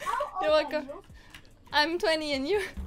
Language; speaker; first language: English; non-native, learner; French